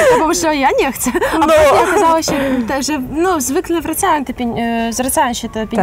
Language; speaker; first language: Polish; non-native, fluent; Ukrainian